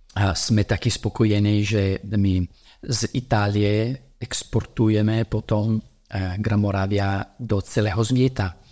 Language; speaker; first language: Czech; non-native, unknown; Italian